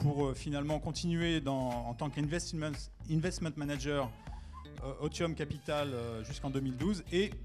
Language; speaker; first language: French; native; French